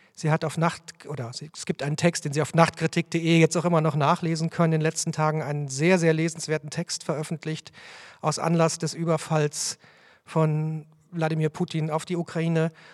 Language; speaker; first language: German; native; German